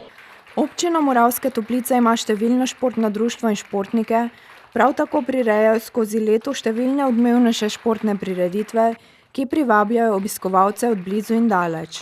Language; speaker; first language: Slovenian; native; Slovenian